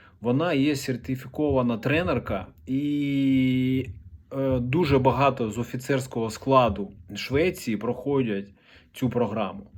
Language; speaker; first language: Ukrainian; non-native, local second language; Russian